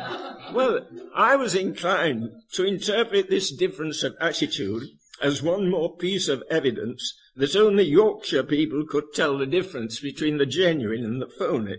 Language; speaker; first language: English; native; English